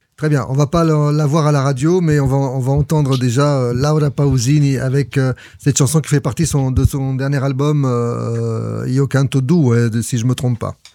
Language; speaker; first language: French; native; French